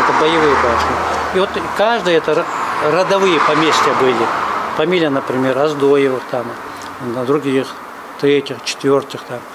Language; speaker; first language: Russian; non-native, local second language; Ingush